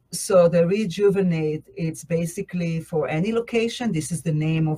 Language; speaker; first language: English; non-native, fluent; Hebrew